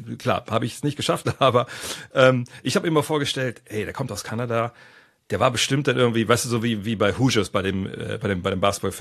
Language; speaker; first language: German; native; German